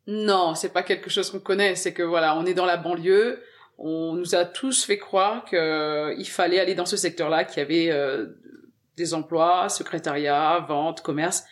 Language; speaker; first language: French; early bilingual, other home language; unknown